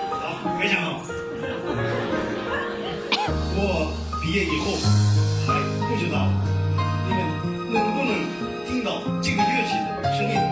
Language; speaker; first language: Chinese; non-native, fluent; Kyrgyz